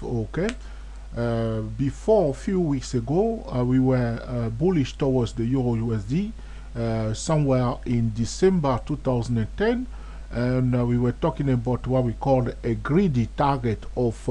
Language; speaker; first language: English; non-native, fluent; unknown